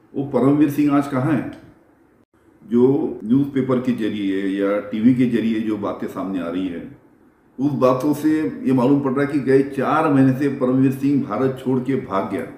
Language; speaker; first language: Hindi; non-native, local second language; Marathi